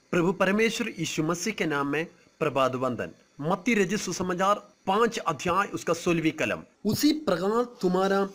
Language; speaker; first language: Hindi; non-native, local second language; Malayalam